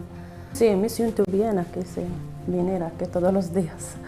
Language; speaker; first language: Spanish; non-native, learner; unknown